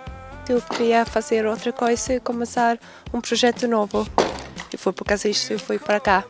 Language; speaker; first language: Portuguese; non-native, learner; Swedish